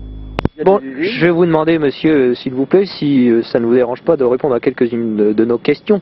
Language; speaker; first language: French; native; French